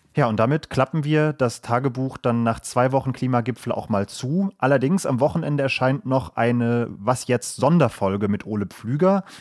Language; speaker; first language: German; native; German